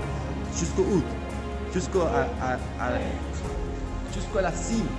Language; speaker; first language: French; non-native, learner; Spanish